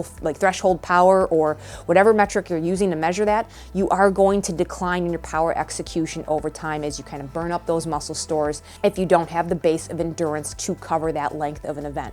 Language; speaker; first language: English; native; English